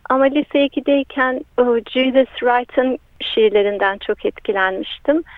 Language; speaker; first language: Turkish; early bilingual, heritage; Turkish